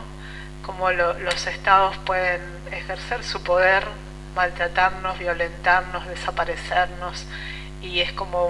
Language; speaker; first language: Spanish; native; Spanish